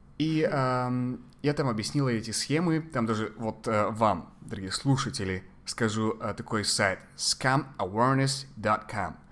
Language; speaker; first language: Russian; non-native, fluent; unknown